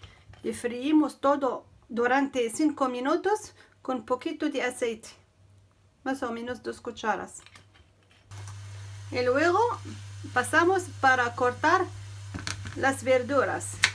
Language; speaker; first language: Spanish; non-native, fluent; Arabic